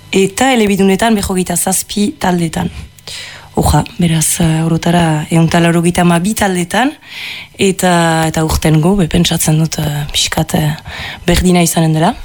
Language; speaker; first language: Basque; native; Basque